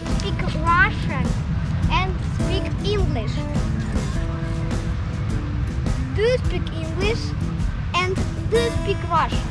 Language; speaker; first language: English; non-native, fluent; Russian